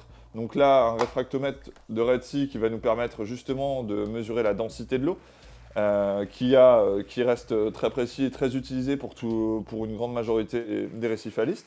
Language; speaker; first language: French; native; French